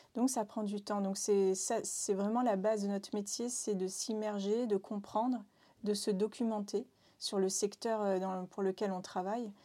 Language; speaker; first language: French; native; French